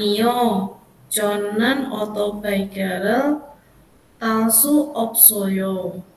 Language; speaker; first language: Korean; non-native, learner; Indonesian